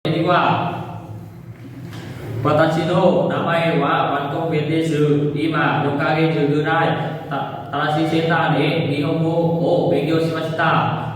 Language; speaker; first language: Japanese; non-native, learner; Vietnamese